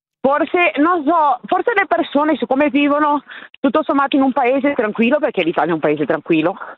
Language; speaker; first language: Italian; non-native, fluent; Portuguese